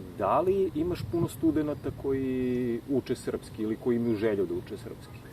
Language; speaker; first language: Serbian; native; Serbian